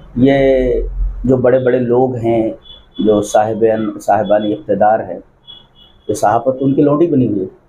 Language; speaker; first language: Hindi; non-native, local second language; Bhojpuri